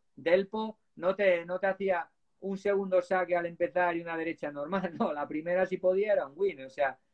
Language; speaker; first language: Spanish; native; Spanish